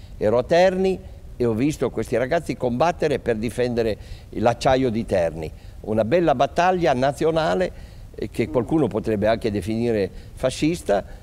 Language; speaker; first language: Italian; native; Italian